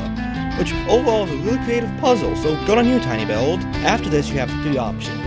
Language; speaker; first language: English; native; English